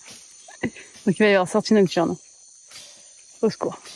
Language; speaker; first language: French; native; French